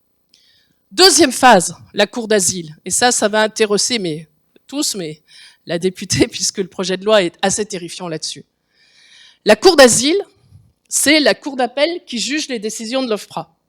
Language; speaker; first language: French; native; French